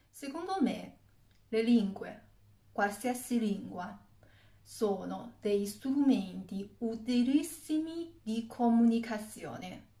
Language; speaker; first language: Italian; non-native, fluent; Chinese